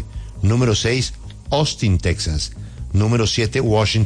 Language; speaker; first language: Spanish; native; Spanish